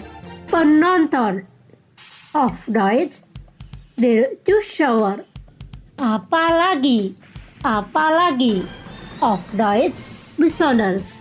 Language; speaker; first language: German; non-native, fluent; Indonesian